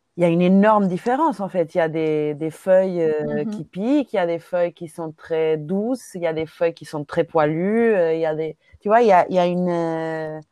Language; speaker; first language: French; non-native, fluent; Portuguese